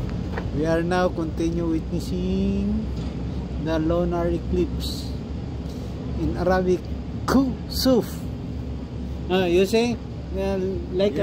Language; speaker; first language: English; non-native, local second language; Filipino